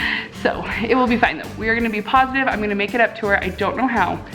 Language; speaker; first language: English; native; English